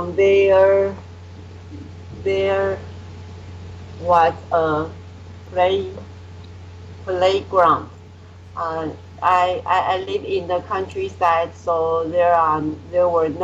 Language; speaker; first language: English; non-native, learner; Chinese